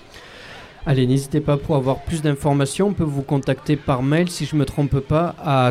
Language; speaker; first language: French; native; French